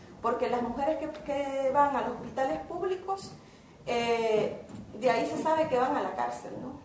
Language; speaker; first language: Spanish; native; Spanish